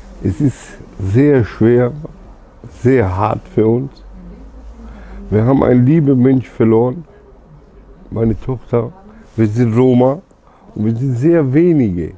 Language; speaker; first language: German; early bilingual, other home language; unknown